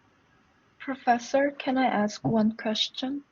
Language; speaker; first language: English; non-native, learner; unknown